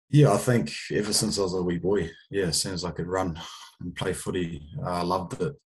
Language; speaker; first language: English; native; English